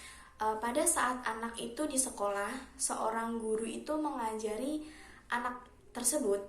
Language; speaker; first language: Indonesian; native; Indonesian